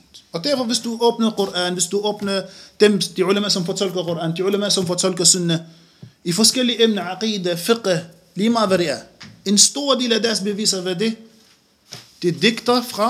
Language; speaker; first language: Danish; non-native, fluent; Arabic